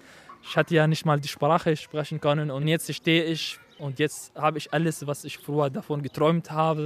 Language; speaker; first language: German; non-native, fluent; Arabic